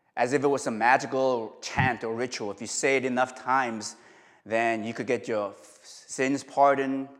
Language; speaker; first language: English; early bilingual, other home language; Korean